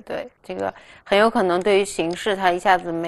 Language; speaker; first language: Chinese; native; Chinese